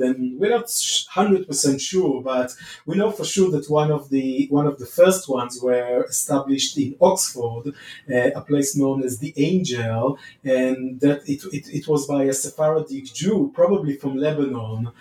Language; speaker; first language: English; non-native, fluent; Hebrew